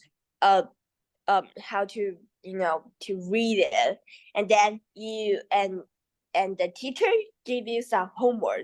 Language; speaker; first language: English; non-native, learner; Chinese